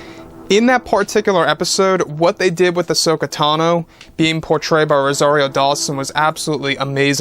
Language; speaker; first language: English; native; English